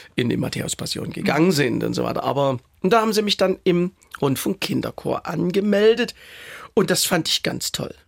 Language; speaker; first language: German; native; German